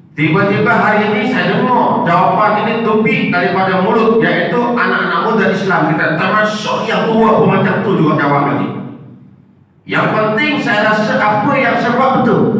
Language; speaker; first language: Malay; non-native, local second language; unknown